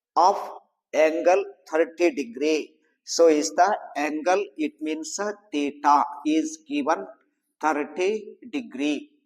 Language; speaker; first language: English; non-native, local second language; Kannada